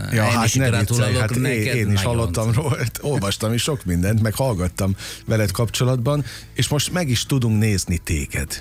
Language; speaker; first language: Hungarian; native; Hungarian